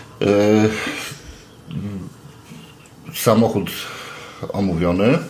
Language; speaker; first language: Polish; native; Polish